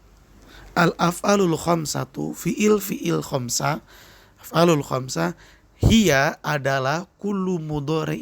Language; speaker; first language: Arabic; non-native, fluent; Indonesian